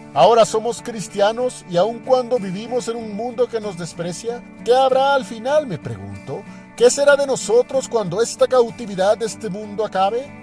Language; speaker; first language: Spanish; native; Spanish